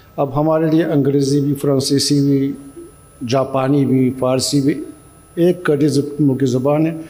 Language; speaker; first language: Urdu; non-native, fluent; Turkish